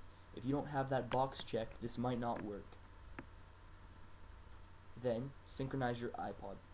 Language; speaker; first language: English; native; English